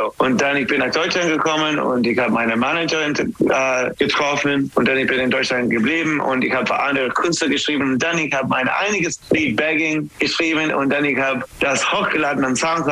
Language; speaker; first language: German; non-native, fluent; English